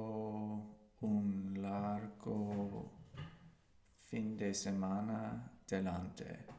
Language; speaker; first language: Spanish; non-native, learner; English